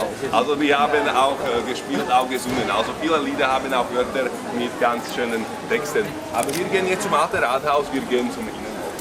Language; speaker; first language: German; non-native, local second language; Slovak